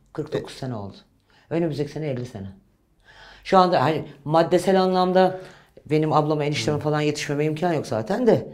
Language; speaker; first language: Turkish; native; Turkish